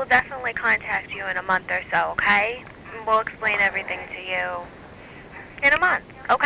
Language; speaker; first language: English; native; English